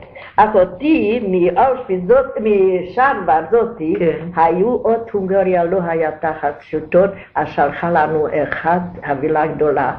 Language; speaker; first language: Hebrew; non-native, learner; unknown